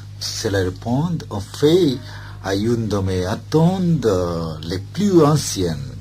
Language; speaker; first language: French; non-native, fluent; Bangla